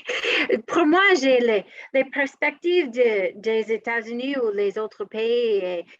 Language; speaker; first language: French; non-native, learner; English